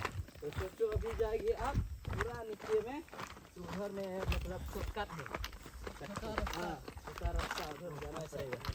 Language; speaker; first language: Hindi; non-native, local second language; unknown